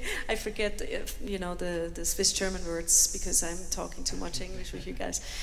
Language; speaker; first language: English; non-native, fluent; Swiss German